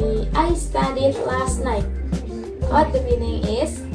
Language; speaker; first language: English; non-native, learner; Indonesian